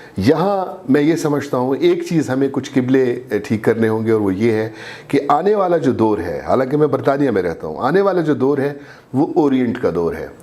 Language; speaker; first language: Urdu; non-native, local second language; Saraiki